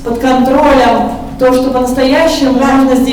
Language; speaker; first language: Russian; native; Russian